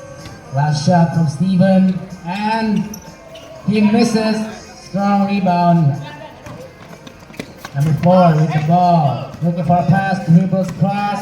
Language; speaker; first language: English; non-native, local second language; Indonesian